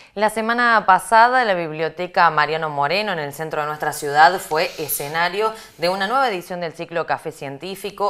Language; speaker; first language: Spanish; native; Spanish